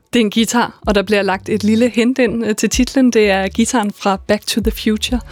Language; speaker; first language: Danish; native; Danish